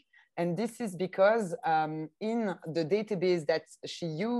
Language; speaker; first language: English; non-native, fluent; French